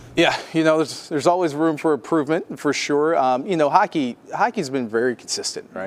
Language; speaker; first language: English; native; English